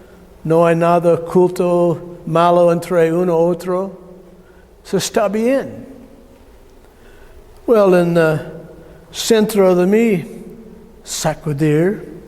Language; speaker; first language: Spanish; non-native, learner; English